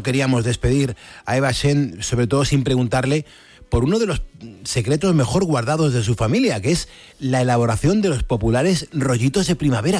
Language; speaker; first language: Spanish; native; Spanish